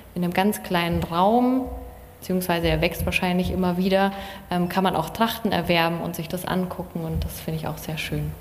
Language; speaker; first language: German; native; German